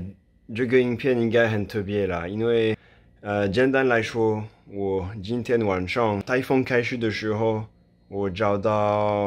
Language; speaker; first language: Chinese; non-native, fluent; French